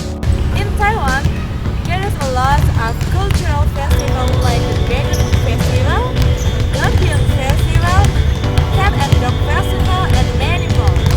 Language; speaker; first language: English; non-native, learner; Indonesian